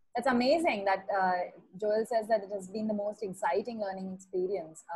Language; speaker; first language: English; non-native, local second language; Tamil